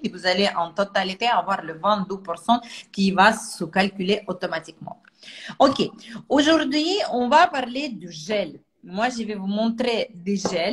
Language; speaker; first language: French; non-native, fluent; Russian